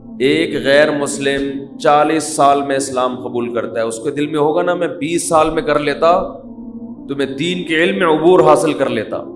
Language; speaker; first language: Urdu; native; Urdu